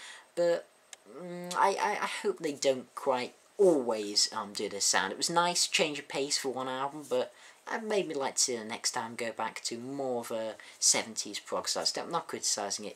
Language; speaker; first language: English; native; English